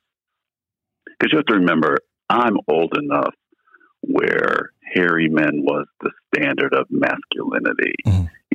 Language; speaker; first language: English; native; English